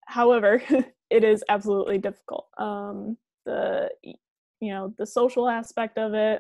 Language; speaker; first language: English; native; English